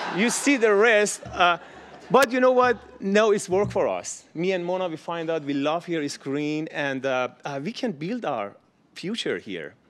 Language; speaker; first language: English; non-native, learner; Persian